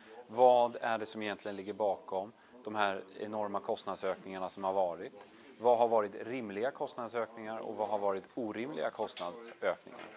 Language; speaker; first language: Swedish; native; Swedish